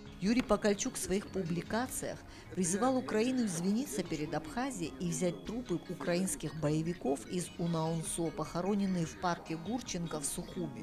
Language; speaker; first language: Russian; native; Russian